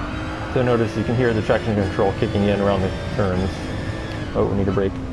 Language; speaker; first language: English; native; English